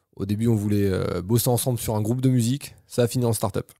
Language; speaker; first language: French; native; French